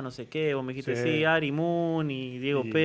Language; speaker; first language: Spanish; native; Spanish